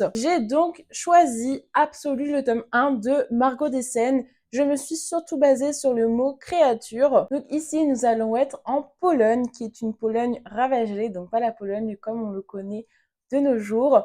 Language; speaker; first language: French; native; French